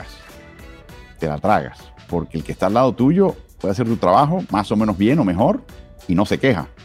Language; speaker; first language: Spanish; native; Spanish